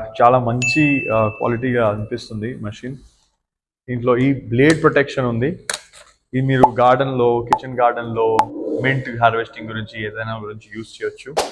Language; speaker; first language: Telugu; non-native, learner; Gujarati